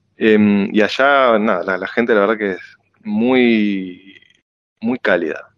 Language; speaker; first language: Spanish; native; Spanish